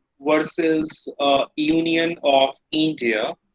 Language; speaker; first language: English; non-native, local second language; Hindi